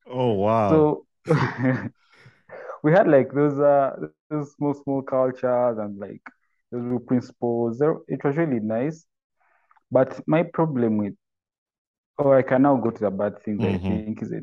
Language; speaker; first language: English; non-native, local second language; Ganda